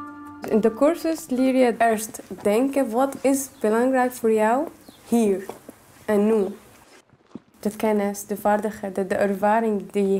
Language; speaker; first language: Dutch; non-native, fluent; Arabic